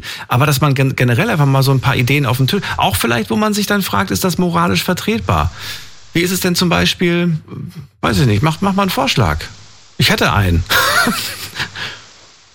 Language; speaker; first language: German; native; German